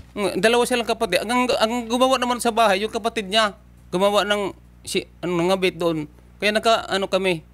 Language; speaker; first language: Filipino; native; Filipino